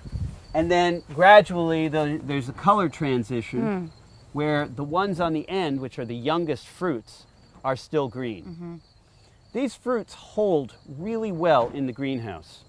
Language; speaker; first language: English; native; English